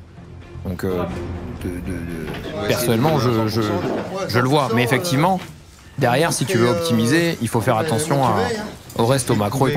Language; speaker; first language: French; native; French